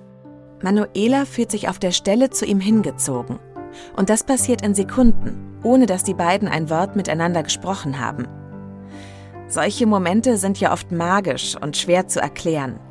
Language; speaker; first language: German; native; German